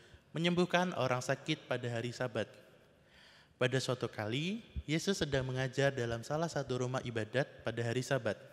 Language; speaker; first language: Indonesian; native; Indonesian